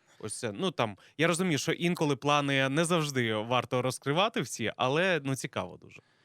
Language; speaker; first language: Ukrainian; native; Ukrainian